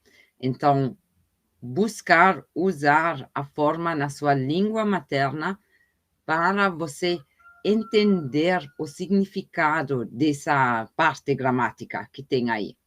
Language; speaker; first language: Portuguese; non-native, fluent; German